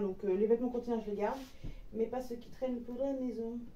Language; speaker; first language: French; native; French